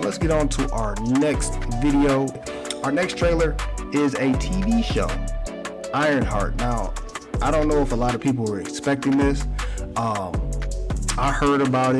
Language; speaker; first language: English; native; English